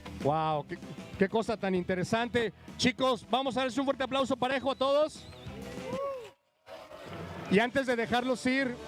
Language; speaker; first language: Spanish; native; Spanish